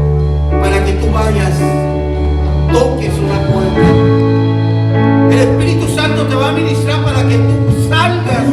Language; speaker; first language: Spanish; native; Spanish